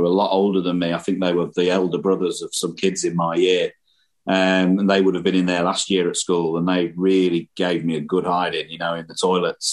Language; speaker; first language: English; native; English